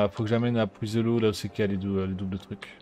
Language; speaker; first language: French; native; French